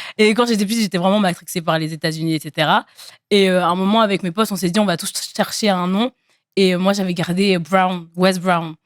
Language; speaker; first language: French; native; French